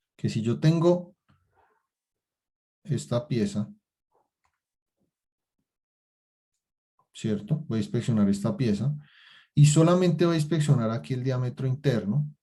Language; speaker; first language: Spanish; native; Spanish